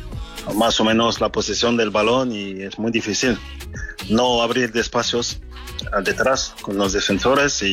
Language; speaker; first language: Spanish; non-native, fluent; French